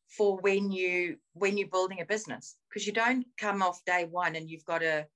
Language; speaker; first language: English; native; English